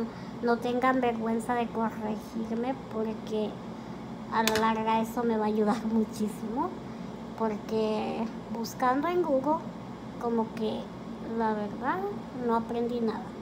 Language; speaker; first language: Spanish; early bilingual, heritage; Spanish